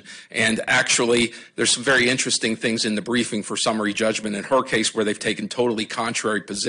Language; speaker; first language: English; native; English